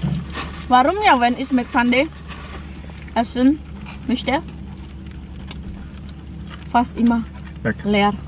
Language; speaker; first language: German; non-native, learner; Indonesian